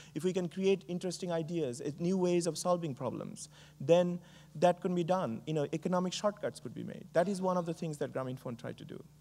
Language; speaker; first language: English; non-native, local second language; Bangla